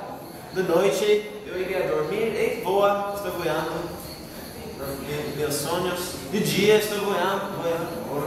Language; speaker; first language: Portuguese; non-native, learner; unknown